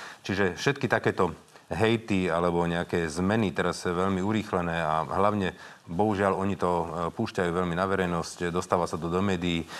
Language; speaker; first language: Slovak; native; Slovak